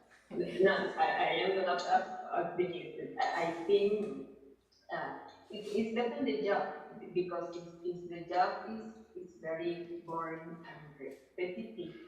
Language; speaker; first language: English; non-native, learner; Spanish